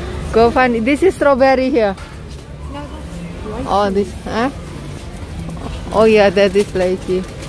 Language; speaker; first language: English; non-native, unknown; Indonesian